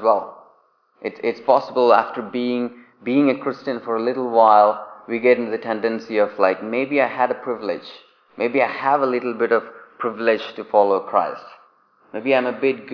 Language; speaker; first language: English; non-native, local second language; Malayalam